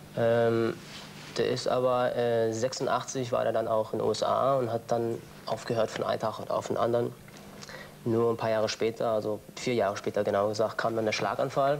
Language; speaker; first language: German; non-native, fluent; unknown